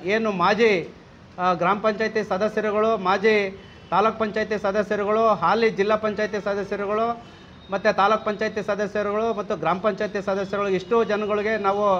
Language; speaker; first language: Kannada; native; Kannada